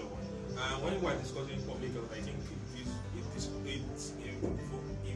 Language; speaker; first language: English; non-native, local second language; Yoruba